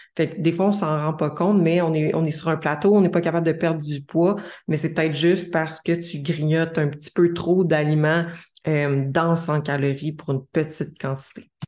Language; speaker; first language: French; native; French